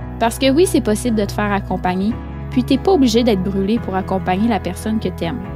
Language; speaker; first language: French; native; French